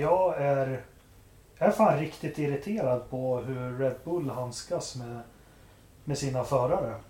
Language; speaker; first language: Swedish; native; Swedish